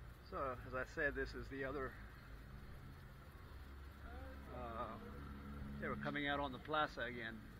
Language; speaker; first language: English; native; English